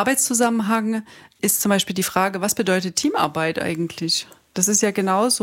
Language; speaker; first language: German; native; German